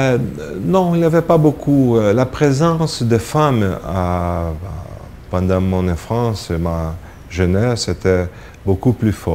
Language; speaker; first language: French; non-native, fluent; Portuguese